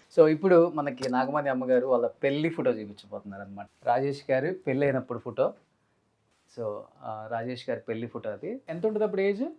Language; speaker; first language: Telugu; native; Telugu